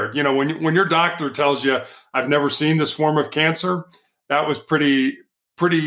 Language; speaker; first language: English; native; English